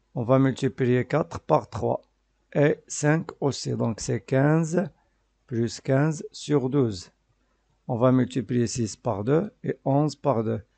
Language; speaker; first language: French; non-native, local second language; Arabic